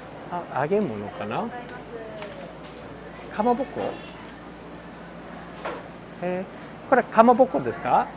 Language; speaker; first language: Japanese; non-native, fluent; English